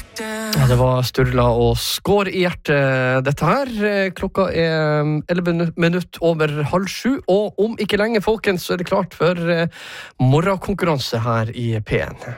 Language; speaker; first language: Norwegian; native; Norwegian